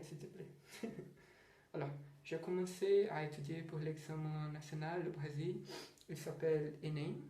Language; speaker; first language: French; non-native, learner; Portuguese